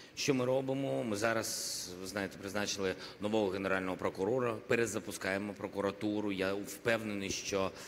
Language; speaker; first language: Ukrainian; non-native, local second language; Russian